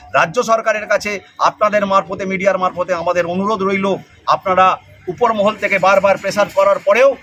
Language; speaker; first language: Bangla; non-native, local second language; Santali